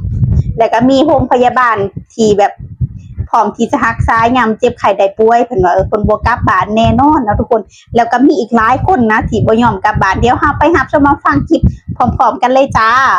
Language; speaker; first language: Thai; non-native, local second language; Lao